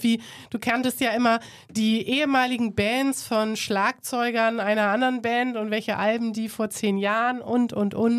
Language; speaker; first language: German; native; German